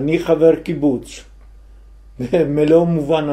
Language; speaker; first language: Hebrew; non-native, fluent; Italian